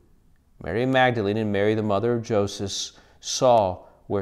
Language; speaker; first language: English; native; English